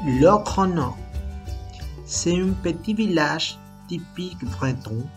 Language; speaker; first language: French; non-native, learner; Spanish